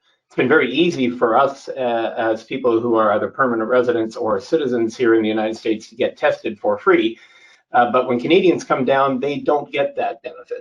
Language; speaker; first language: English; native; English